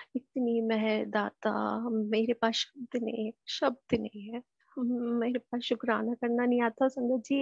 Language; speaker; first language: Hindi; native; Hindi